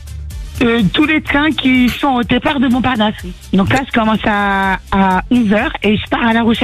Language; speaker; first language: French; native; French